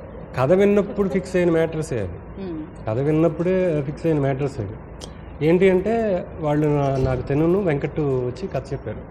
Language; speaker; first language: Telugu; native; Telugu